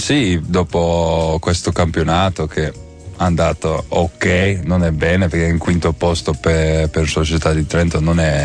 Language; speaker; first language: Italian; non-native, learner; Dutch